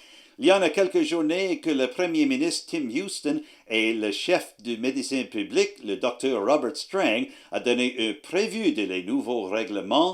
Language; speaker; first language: French; non-native, learner; English